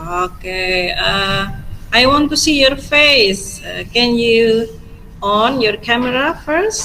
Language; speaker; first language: English; non-native, fluent; Indonesian